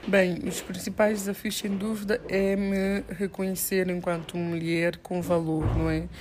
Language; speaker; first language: Portuguese; native; Portuguese